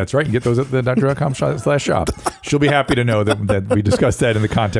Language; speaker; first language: English; native; English